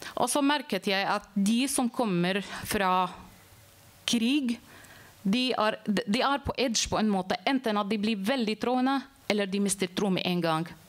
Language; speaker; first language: Norwegian; non-native, fluent; Arabic